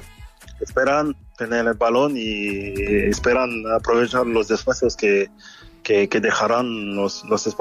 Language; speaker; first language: Spanish; non-native, fluent; French